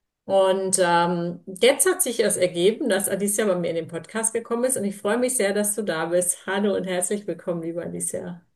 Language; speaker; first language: German; native; German